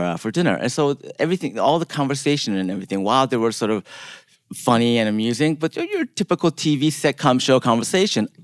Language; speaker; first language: English; early bilingual, other home language; Korean